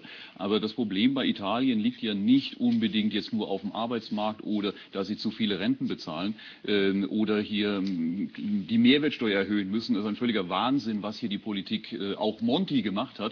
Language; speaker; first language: German; native; German